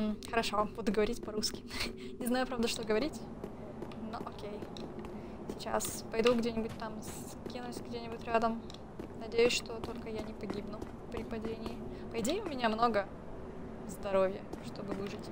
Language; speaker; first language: Russian; native; Russian